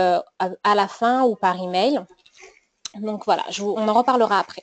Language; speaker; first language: French; native; French